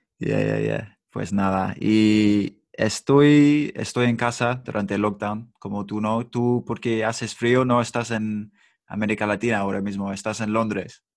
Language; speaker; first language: Spanish; non-native, fluent; English